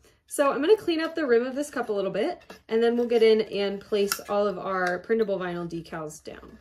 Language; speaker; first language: English; native; English